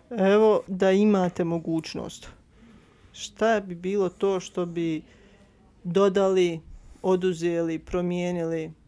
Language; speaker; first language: Bosnian; native; Bosnian